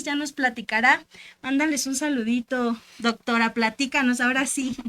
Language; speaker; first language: Spanish; native; Spanish